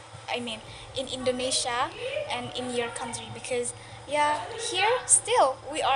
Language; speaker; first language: English; non-native, local second language; Indonesian